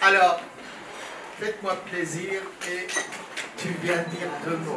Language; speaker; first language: French; non-native, fluent; Persian